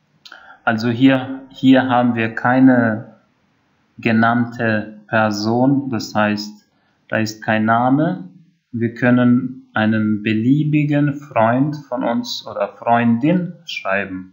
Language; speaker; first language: German; non-native, fluent; Albanian